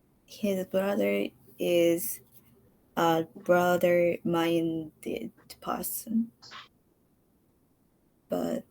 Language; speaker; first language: English; non-native, learner; Japanese